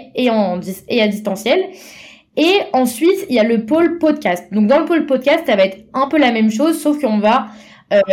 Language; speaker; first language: French; native; French